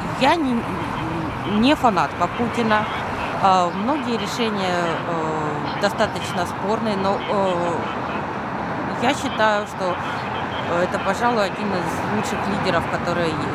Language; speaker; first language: Russian; native; Russian